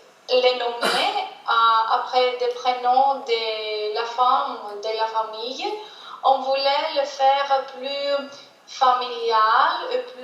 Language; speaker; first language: French; non-native, fluent; Greek